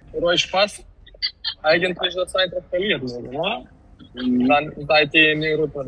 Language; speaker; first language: German; non-native, fluent; Serbian